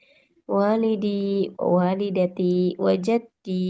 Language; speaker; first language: Arabic; non-native, fluent; Indonesian